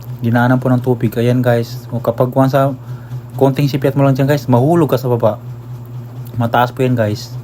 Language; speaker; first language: Filipino; non-native, local second language; Cebuano